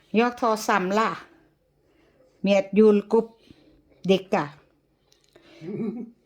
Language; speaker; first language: Swedish; non-native, learner; Thai